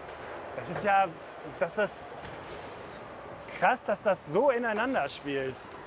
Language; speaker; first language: German; native; German